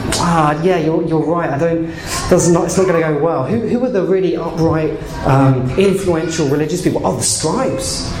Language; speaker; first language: English; native; English